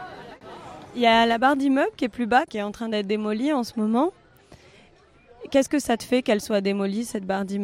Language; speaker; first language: French; native; French